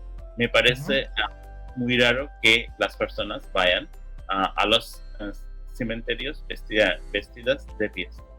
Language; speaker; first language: Spanish; non-native, learner; English